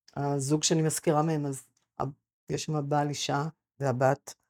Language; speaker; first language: Hebrew; native; Hebrew